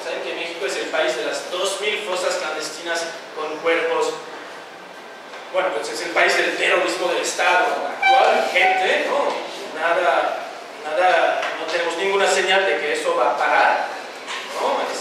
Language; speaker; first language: Spanish; non-native, fluent; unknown